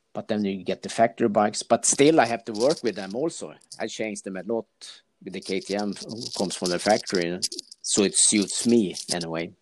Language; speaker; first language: English; non-native, fluent; Swedish